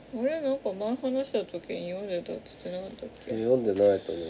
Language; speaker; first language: Japanese; native; Japanese